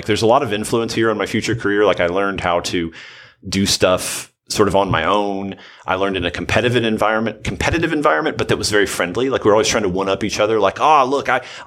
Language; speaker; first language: English; native; English